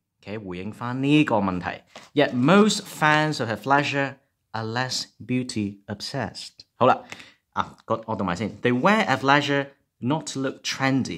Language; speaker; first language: English; non-native, local second language; Cantonese